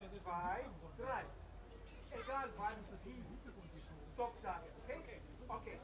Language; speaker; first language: German; non-native, fluent; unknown